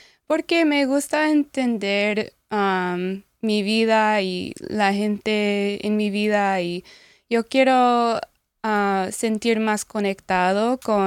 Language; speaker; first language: Spanish; non-native, learner; English